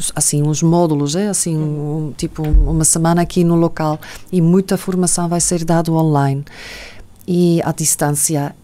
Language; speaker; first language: Portuguese; non-native, fluent; Dutch